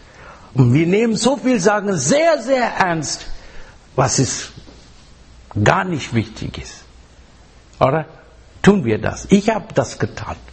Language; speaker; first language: German; non-native, fluent; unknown